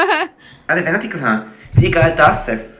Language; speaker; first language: German; native; German